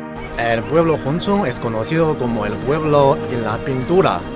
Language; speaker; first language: Spanish; non-native, fluent; Chinese